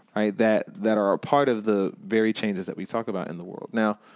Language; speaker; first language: English; native; English